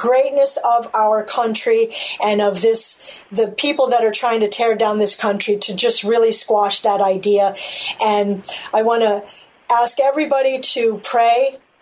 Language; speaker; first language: English; native; English